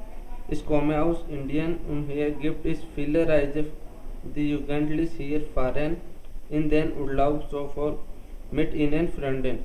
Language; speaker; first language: German; non-native, learner; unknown